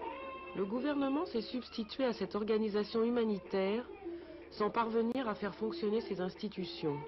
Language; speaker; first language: French; native; French